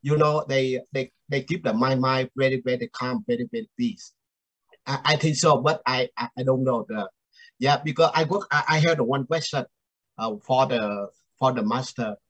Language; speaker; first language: English; non-native, learner; Vietnamese